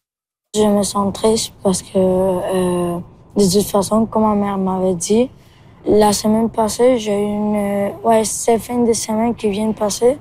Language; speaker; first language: French; early bilingual, other home language; Spanish